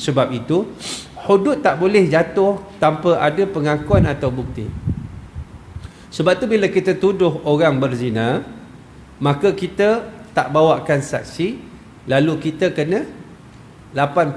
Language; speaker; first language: Malay; native; Malay